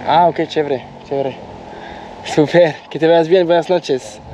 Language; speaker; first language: Spanish; non-native, learner; French